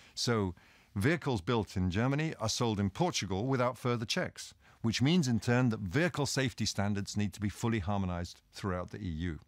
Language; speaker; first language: English; native; English